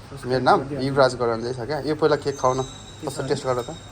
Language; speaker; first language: Nepali; native; Nepali